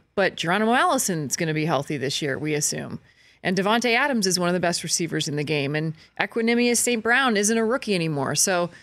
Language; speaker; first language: English; native; English